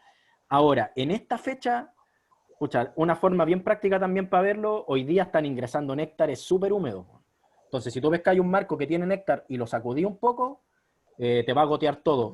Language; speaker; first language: Spanish; native; Spanish